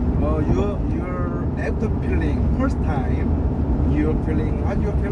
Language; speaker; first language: English; non-native, learner; Korean